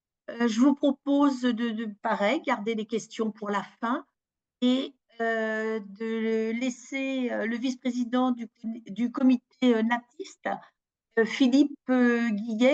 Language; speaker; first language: French; native; French